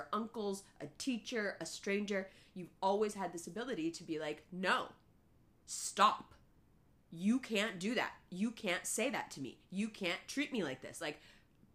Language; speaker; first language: English; early bilingual, other home language; Urdu